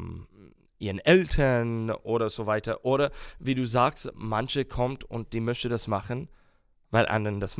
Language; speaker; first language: German; non-native, fluent; English